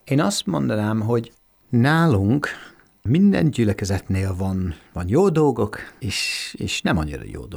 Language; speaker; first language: Hungarian; non-native, fluent; English